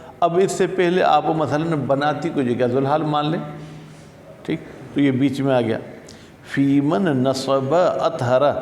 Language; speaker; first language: Urdu; non-native, local second language; Sindhi